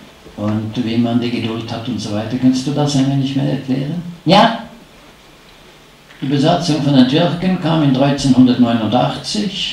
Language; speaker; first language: German; non-native, fluent; Norwegian